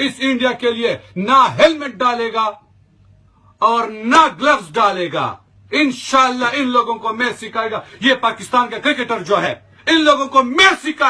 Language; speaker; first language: Hindi; non-native, local second language; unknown